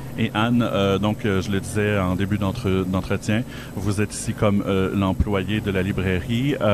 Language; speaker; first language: French; native; French